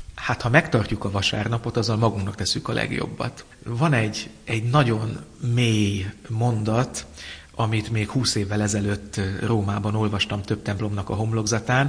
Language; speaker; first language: Hungarian; native; Hungarian